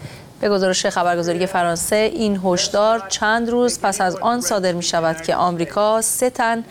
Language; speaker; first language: Persian; native; Persian